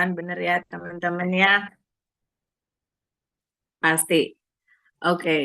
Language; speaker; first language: Indonesian; native; Indonesian